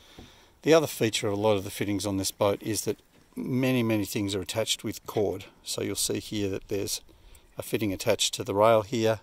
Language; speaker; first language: English; native; English